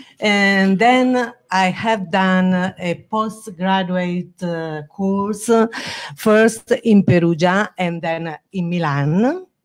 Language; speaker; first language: English; non-native, learner; Italian